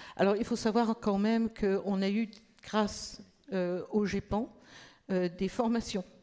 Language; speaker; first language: French; native; French